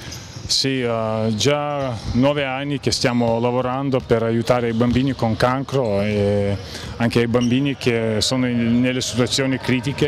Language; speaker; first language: Italian; non-native, fluent; Lithuanian